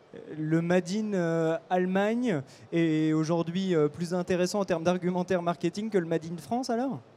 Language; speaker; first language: French; native; French